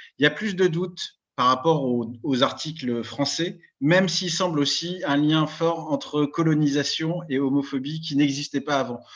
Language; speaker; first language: French; native; French